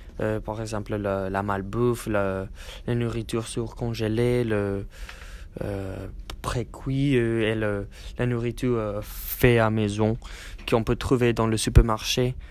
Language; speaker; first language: French; non-native, learner; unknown